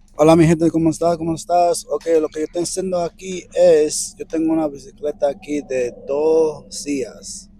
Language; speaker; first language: Spanish; early bilingual, other home language; English